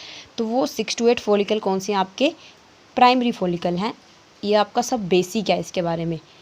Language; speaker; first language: Hindi; native; Hindi